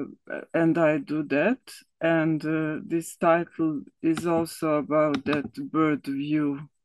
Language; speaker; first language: English; non-native, learner; Serbian